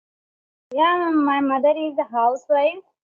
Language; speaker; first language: English; non-native, learner; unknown